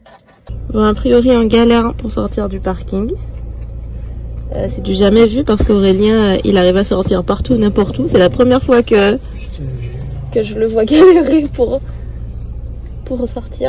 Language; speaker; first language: French; native; French